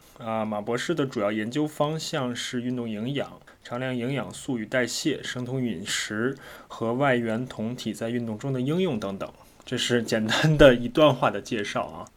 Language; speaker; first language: Chinese; native; Chinese